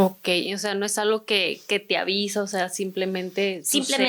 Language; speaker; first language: Spanish; native; Spanish